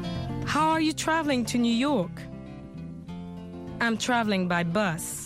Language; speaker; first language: English; non-native, fluent; French